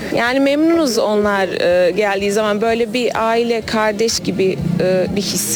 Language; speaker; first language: Turkish; non-native, fluent; Bosnian